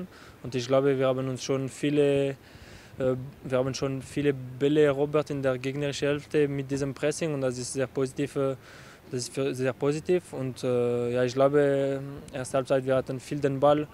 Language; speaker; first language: German; non-native, local second language; French